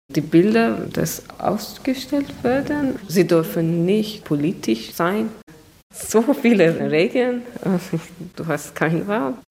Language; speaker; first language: German; non-native, learner; Persian